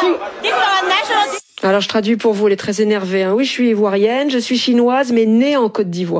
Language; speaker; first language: French; native; French